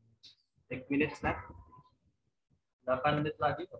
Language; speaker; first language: English; non-native, learner; Indonesian